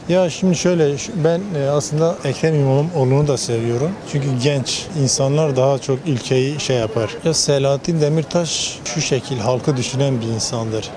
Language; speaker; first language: Turkish; non-native, local second language; Kurdish